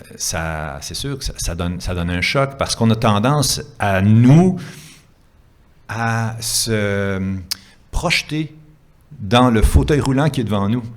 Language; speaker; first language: French; native; French